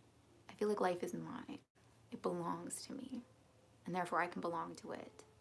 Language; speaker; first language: English; native; English